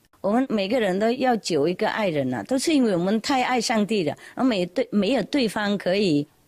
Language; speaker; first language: Chinese; non-native, fluent; Vietnamese